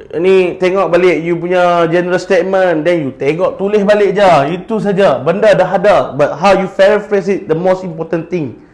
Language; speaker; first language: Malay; native; Malay